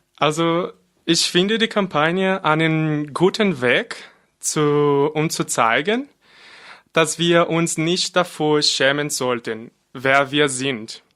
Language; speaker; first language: German; non-native, fluent; Portuguese